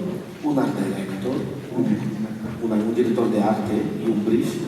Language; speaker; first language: Spanish; non-native, learner; Italian